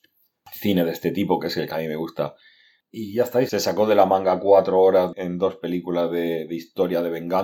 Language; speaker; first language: Spanish; native; Spanish